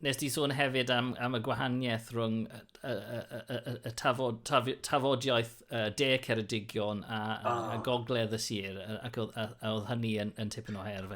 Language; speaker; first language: Welsh; non-native, local second language; English